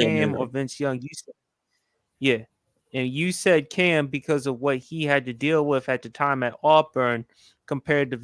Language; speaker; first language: English; native; English